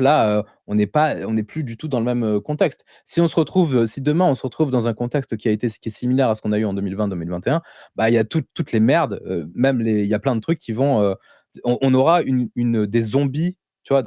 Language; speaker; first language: French; native; French